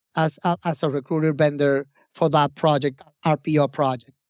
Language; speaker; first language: English; non-native, fluent; Spanish